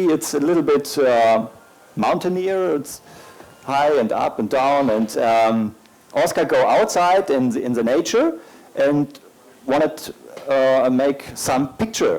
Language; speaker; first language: English; non-native, learner; German